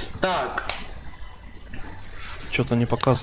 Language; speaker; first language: Russian; native; Russian